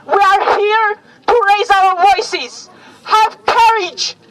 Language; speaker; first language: English; non-native, fluent; Armenian